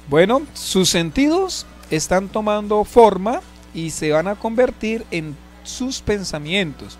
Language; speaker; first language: Spanish; native; Spanish